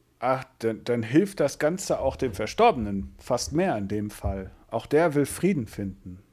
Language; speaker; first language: German; native; German